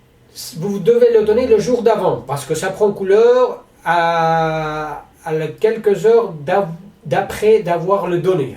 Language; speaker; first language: French; non-native, learner; Spanish